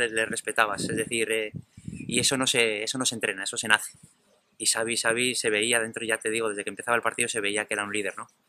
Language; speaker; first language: Spanish; native; Spanish